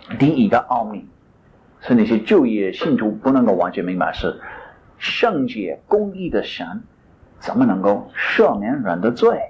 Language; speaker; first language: Chinese; non-native, fluent; English